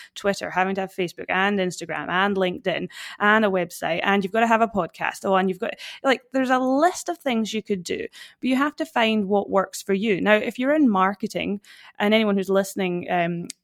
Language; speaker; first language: English; native; English